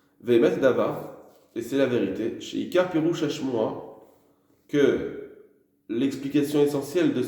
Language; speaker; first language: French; native; French